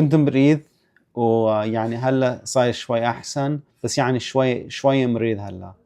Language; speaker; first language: Arabic; early bilingual, heritage; Arabic